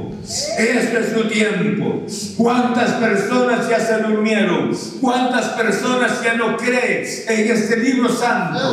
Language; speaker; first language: Spanish; native; Spanish